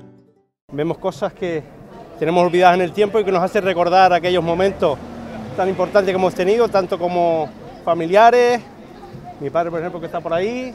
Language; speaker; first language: Spanish; native; Spanish